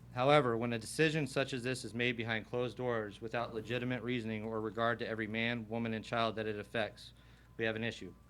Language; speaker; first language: English; native; English